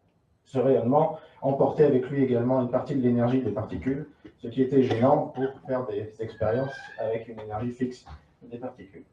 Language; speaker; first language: French; native; French